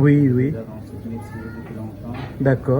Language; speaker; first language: French; non-native, local second language; Tamil